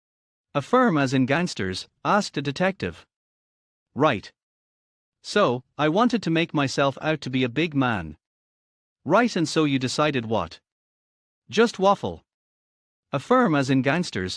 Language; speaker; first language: English; native; English